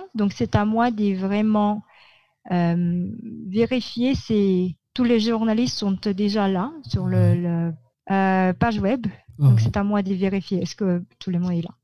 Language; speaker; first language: French; non-native, fluent; Filipino